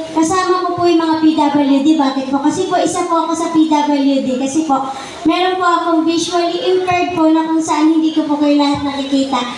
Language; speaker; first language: Filipino; native; Filipino